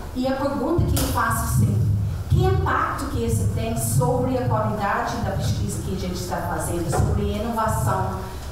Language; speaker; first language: Portuguese; native; Portuguese